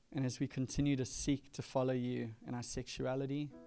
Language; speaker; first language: English; native; English